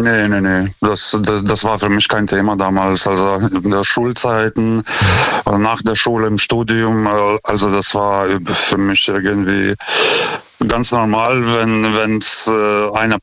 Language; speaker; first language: German; native; German